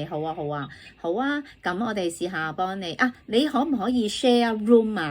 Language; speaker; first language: Cantonese; native; Cantonese